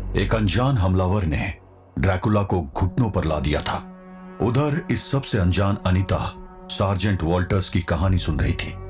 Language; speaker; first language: Hindi; native; Hindi